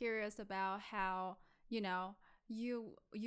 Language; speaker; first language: English; non-native, fluent; Vietnamese